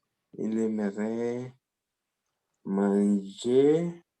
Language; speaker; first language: French; non-native, learner; Spanish